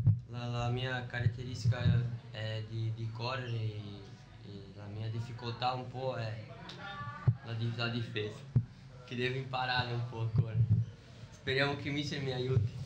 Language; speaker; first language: Italian; non-native, fluent; Portuguese